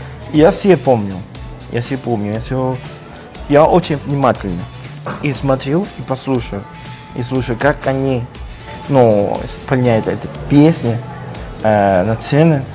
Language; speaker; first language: Russian; non-native, learner; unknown